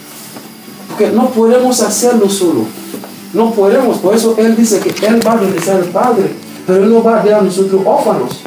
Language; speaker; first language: Spanish; non-native, learner; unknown